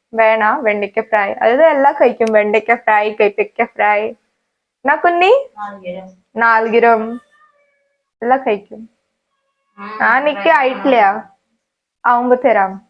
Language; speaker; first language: Malayalam; non-native, learner; Hindi